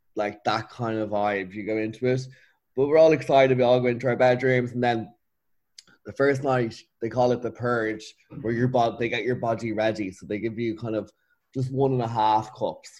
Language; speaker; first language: English; native; English